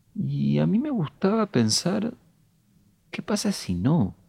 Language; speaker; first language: Spanish; native; Spanish